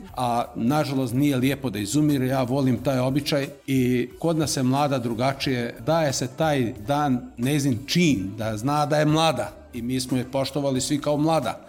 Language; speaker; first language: Serbian; non-native, local second language; Macedonian